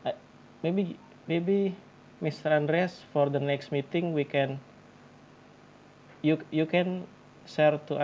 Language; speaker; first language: English; non-native, learner; Indonesian